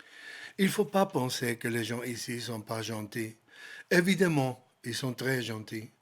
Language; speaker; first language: French; non-native, learner; Spanish